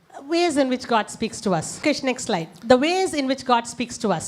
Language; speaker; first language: English; non-native, local second language; Tamil